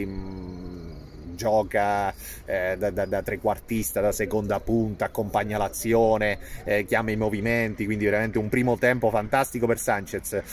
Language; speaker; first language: Italian; native; Italian